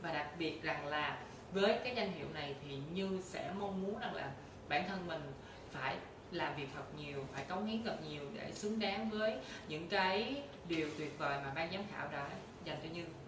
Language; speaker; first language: Vietnamese; native; Vietnamese